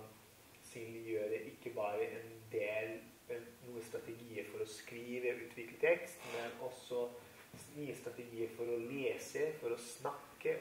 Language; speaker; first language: Norwegian; non-native, fluent; Italian